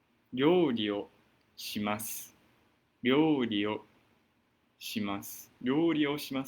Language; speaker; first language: Japanese; non-native, fluent; English